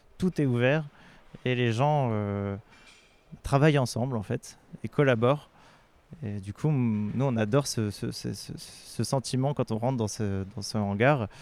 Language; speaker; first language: French; native; French